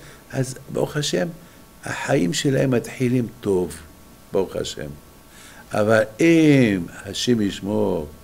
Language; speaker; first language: Hebrew; non-native, fluent; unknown